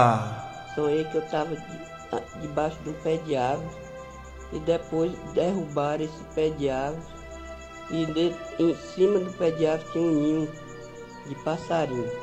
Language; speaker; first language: Portuguese; native; Portuguese